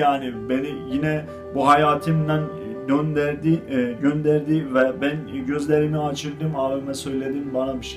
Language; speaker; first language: Turkish; non-native, learner; Azerbaijani